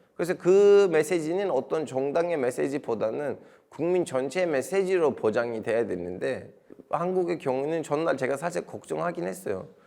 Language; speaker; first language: Korean; non-native, fluent; Turkish